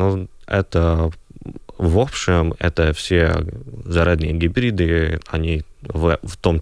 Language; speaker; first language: Russian; non-native, local second language; Latvian